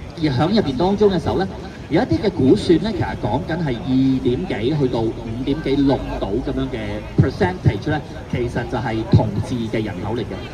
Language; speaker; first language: Cantonese; native; Cantonese